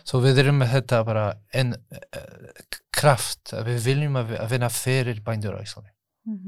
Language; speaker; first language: Icelandic; non-native, learner; French